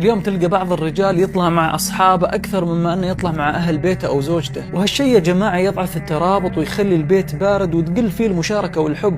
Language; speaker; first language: Arabic; native; Arabic